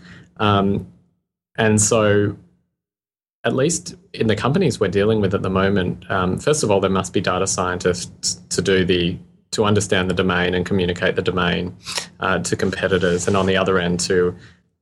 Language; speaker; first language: English; native; English